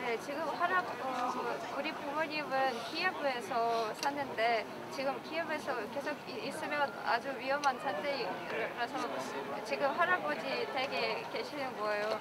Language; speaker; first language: Korean; non-native, fluent; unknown